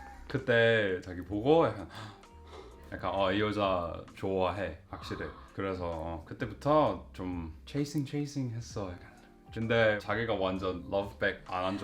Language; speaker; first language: Korean; non-native, fluent; English